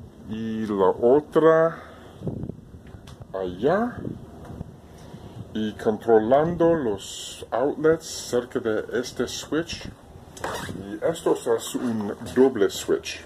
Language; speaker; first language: Spanish; non-native, learner; English